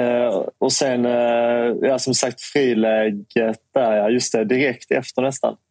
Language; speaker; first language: Swedish; native; Swedish